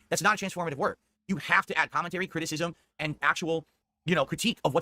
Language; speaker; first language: English; native; English